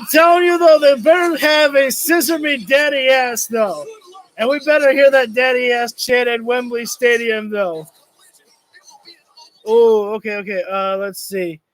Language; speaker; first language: English; native; English